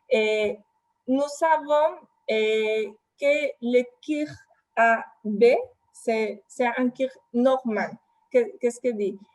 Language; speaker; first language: French; non-native, fluent; Spanish